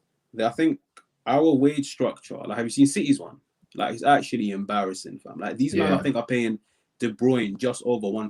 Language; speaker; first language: English; native; English